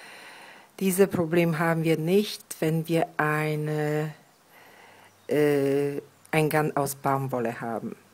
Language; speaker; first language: German; non-native, fluent; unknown